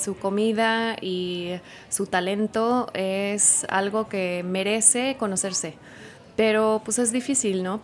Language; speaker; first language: Spanish; early bilingual, heritage; Spanish